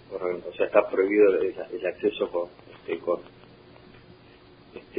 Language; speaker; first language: Spanish; native; Spanish